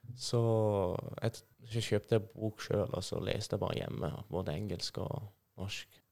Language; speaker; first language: Norwegian; non-native, fluent; Persian